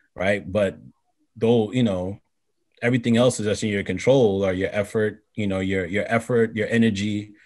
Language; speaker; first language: English; native; English